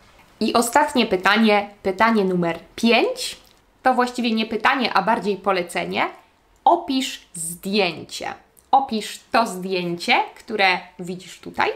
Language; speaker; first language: Polish; native; Polish